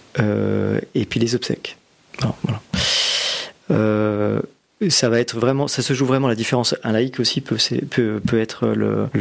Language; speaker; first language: French; native; French